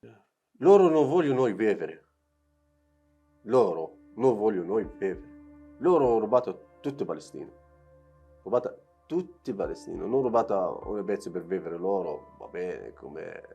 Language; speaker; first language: Italian; non-native, learner; Arabic